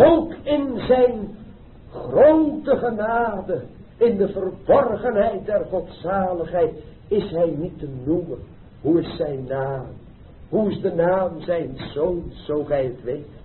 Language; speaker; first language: Dutch; native; Dutch